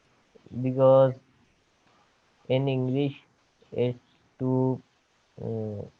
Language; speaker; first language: English; non-native, learner; Urdu